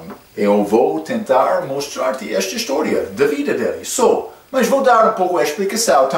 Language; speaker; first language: Portuguese; non-native, fluent; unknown